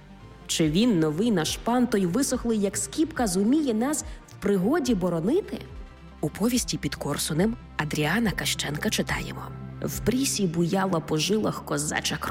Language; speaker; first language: Ukrainian; native; Ukrainian